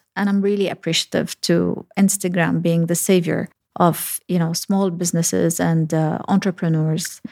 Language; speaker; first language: English; early bilingual, other home language; Arabic